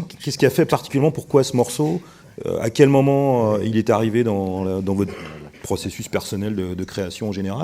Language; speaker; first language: French; native; French